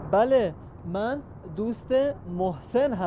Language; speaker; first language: Persian; non-native, learner; Arabic